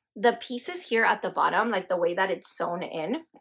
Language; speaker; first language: English; native; English